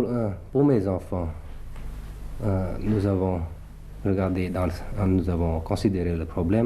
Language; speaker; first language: French; early bilingual, other home language; Thai